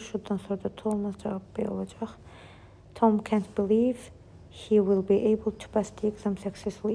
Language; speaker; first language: English; non-native, fluent; Azerbaijani